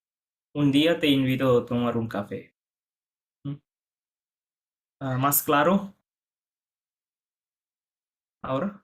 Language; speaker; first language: Spanish; non-native, fluent; Bangla